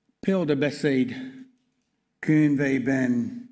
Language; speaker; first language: Hungarian; non-native, learner; English